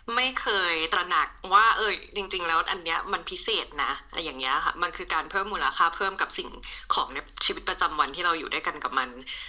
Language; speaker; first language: Thai; native; Thai